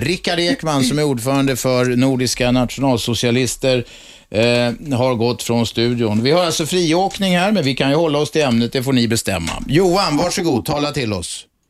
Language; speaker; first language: Swedish; native; Swedish